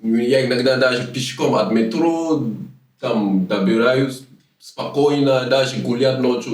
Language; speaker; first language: Russian; non-native, learner; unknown